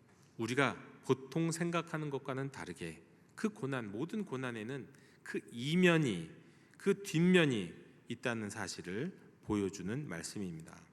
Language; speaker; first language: Korean; native; Korean